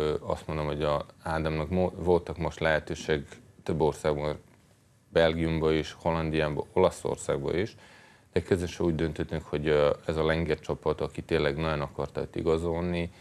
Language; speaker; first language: Hungarian; non-native, fluent; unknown